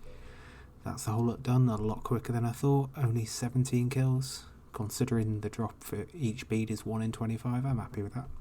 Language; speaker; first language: English; native; English